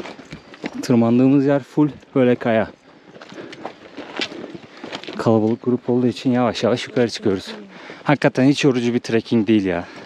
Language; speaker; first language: Turkish; native; Turkish